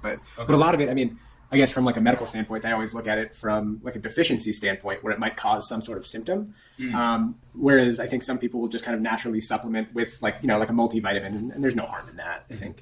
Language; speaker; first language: English; native; English